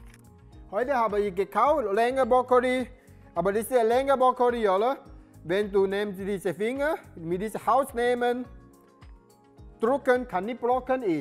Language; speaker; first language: German; non-native, learner; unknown